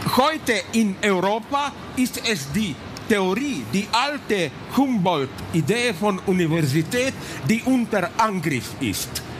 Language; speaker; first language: German; non-native, learner; Slovenian